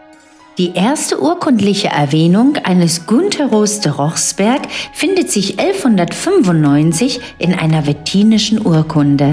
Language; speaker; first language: German; native; German